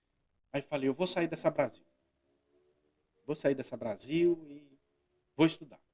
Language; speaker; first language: Portuguese; native; Portuguese